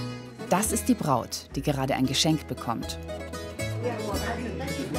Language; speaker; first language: German; native; German